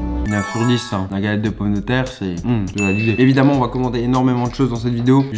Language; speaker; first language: French; native; French